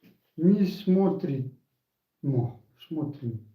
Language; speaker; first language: Russian; non-native, learner; Slovenian